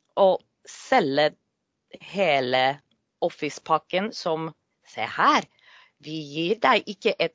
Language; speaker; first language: Norwegian; non-native, fluent; Polish